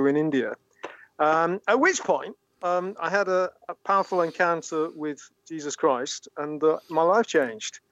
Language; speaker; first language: English; native; English